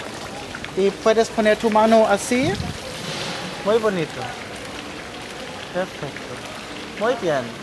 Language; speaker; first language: Spanish; non-native, learner; German